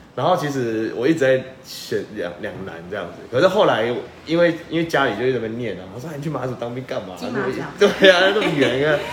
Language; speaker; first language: Chinese; native; Chinese